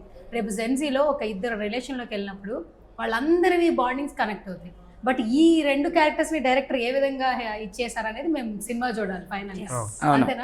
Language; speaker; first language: Telugu; native; Telugu